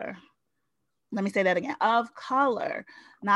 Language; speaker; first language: English; native; English